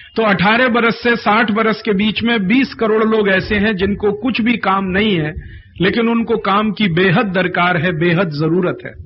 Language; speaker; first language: Hindi; native; Hindi